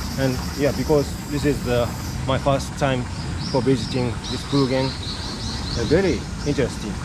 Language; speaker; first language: English; non-native, learner; Japanese